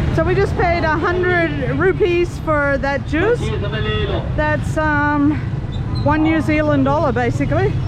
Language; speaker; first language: English; native; English